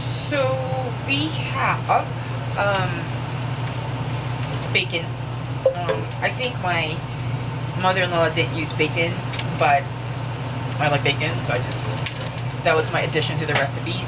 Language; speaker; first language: English; non-native, local second language; Filipino